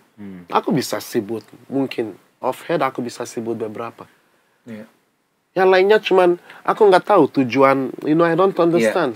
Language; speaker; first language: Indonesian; non-native, fluent; English